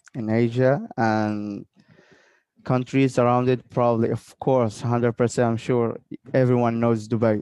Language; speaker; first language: English; non-native, fluent; Arabic